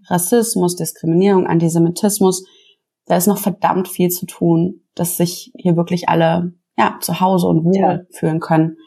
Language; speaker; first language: German; native; German